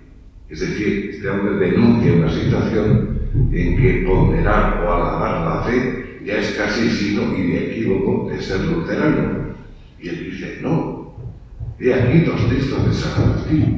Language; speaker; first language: Spanish; native; Spanish